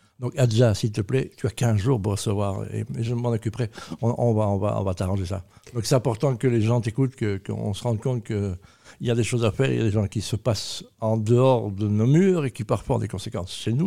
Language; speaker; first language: French; native; French